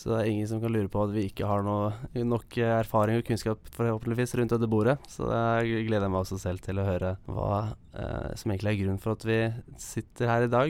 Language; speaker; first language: Norwegian; native; Norwegian